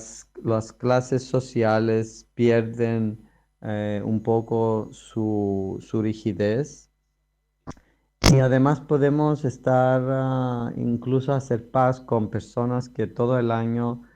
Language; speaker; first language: Spanish; non-native, fluent; Greek